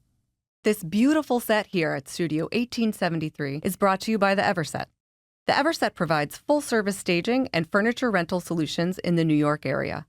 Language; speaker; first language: English; native; English